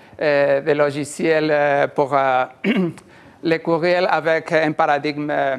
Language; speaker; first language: French; non-native, learner; Spanish